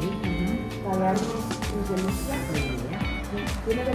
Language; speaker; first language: Spanish; non-native, fluent; Filipino